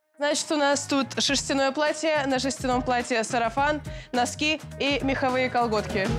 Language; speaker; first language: Russian; native; Russian